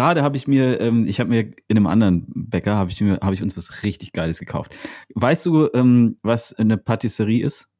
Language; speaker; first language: German; native; German